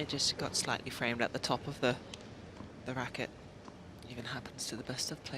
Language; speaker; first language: English; native; English